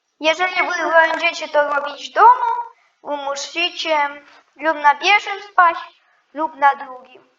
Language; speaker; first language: Polish; non-native, learner; Ukrainian